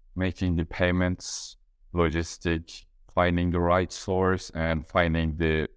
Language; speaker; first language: English; non-native, fluent; Turkish